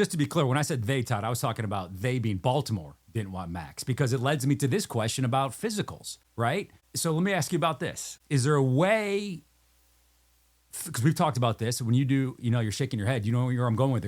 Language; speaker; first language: English; native; English